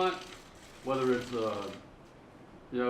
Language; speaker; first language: English; native; English